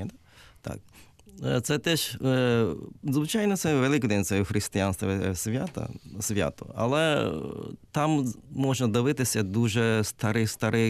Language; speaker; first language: Ukrainian; non-native, learner; Japanese